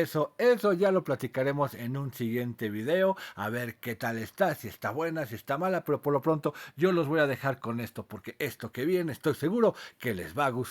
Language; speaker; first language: Spanish; native; Spanish